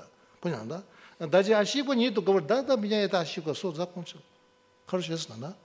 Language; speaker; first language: Russian; non-native, learner; Tibetan